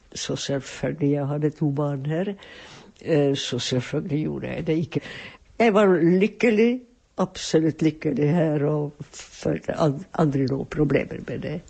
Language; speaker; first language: Norwegian; non-native, fluent; Czech